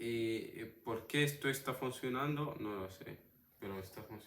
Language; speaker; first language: Spanish; non-native, fluent; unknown